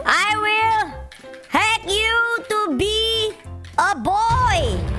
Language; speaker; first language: English; non-native, learner; Indonesian